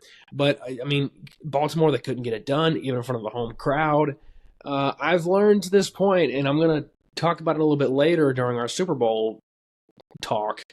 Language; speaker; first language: English; native; English